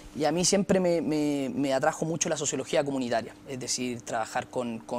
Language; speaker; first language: Spanish; native; Spanish